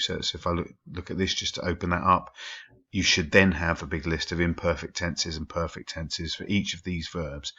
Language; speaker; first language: English; native; English